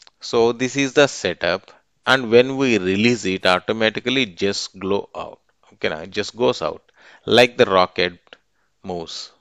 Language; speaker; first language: English; non-native, local second language; Telugu